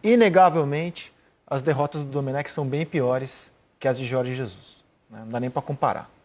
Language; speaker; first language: Portuguese; native; Portuguese